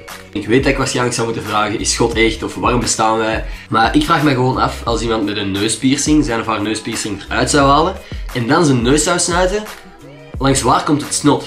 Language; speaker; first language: Dutch; native; Dutch